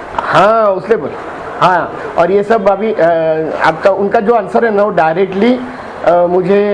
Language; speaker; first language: Hindi; non-native, local second language; Marathi